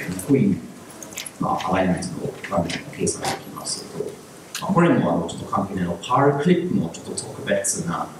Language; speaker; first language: Japanese; non-native, learner; English